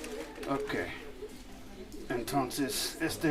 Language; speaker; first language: Spanish; non-native, learner; English